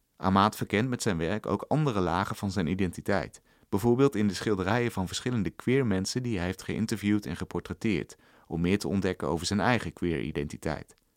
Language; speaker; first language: Dutch; native; Dutch